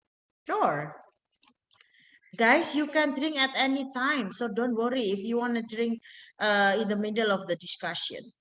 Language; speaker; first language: English; non-native, fluent; Indonesian